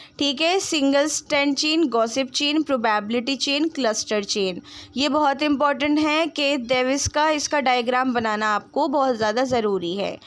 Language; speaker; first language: Hindi; non-native, local second language; Punjabi